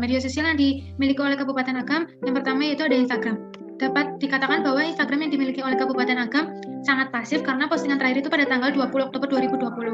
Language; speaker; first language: Indonesian; native; Indonesian